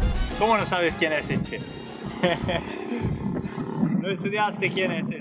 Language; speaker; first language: Spanish; non-native, learner; Italian